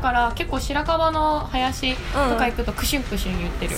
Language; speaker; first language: Japanese; native; Japanese